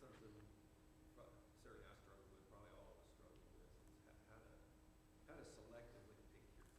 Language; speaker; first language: English; native; English